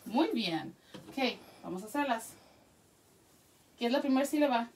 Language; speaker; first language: Spanish; early bilingual, heritage; Spanish